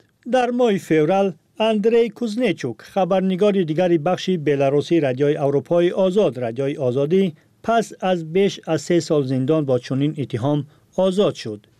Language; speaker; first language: Persian; native; Persian